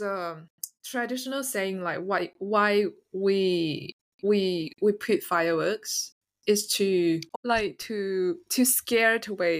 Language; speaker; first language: English; non-native, local second language; Chinese